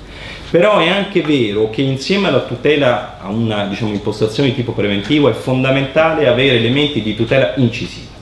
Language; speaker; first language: Italian; native; Italian